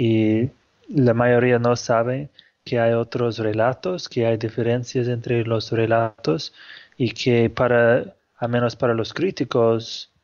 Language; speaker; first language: Spanish; non-native, fluent; English